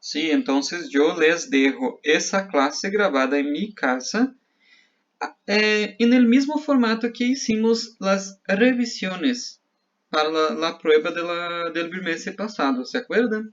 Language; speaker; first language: Spanish; non-native, fluent; Portuguese